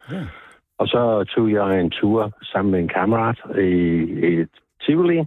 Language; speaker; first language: Danish; non-native, fluent; English